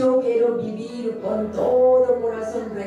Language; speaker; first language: Spanish; non-native, learner; Korean